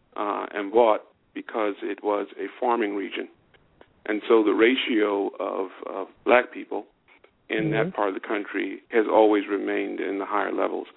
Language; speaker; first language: English; native; English